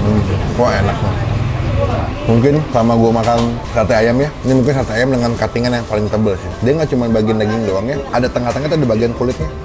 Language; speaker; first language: Indonesian; native; Indonesian